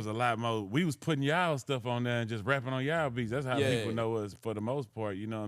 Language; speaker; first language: English; native; English